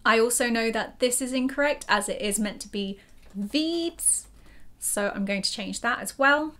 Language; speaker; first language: English; native; English